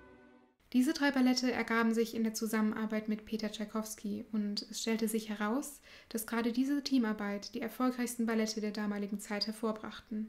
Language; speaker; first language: German; native; German